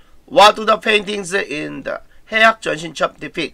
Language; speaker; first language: English; non-native, fluent; Korean